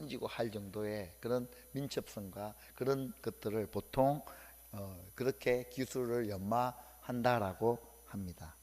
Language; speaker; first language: Korean; native; Korean